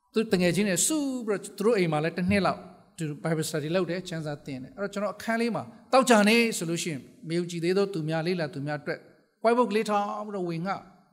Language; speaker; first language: Burmese; native; Burmese